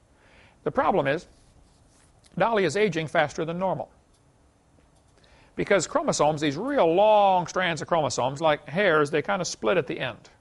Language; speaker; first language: English; native; English